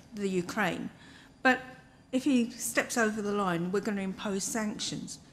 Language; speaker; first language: English; native; English